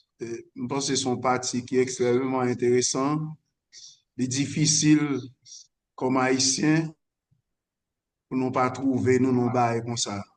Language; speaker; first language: French; non-native, local second language; Haitian Creole